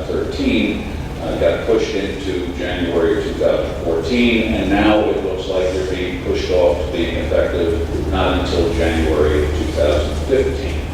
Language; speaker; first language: English; native; English